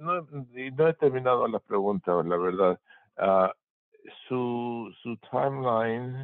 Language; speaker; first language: Spanish; early bilingual, heritage; Spanish